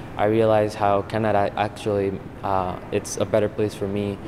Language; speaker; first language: English; non-native, fluent; Kurdish